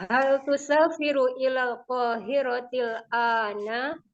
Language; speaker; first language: Arabic; non-native, learner; Indonesian